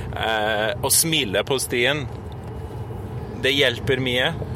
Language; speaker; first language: Norwegian; non-native, learner; English